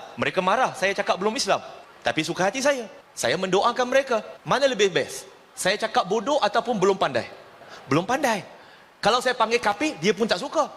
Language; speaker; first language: Malay; non-native, local second language; Chinese